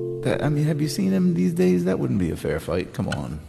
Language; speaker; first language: English; native; English